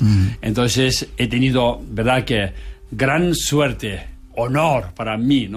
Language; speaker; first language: Spanish; non-native, learner; Tibetan